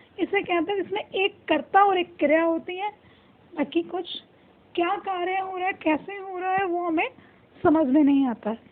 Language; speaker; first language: Hindi; non-native, local second language; Punjabi